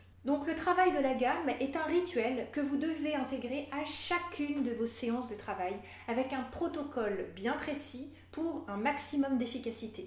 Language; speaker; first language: French; native; French